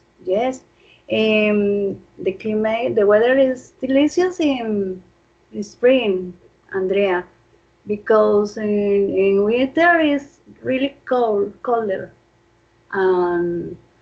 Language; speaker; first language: English; non-native, fluent; Spanish